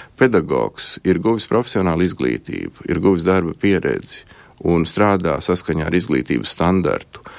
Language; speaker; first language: Latvian; native; Latvian